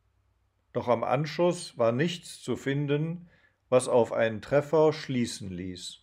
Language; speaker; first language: German; native; German